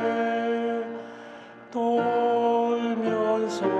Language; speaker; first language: Korean; native; Korean